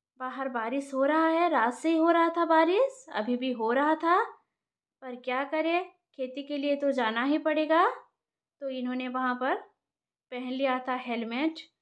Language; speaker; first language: Hindi; non-native, local second language; Bangla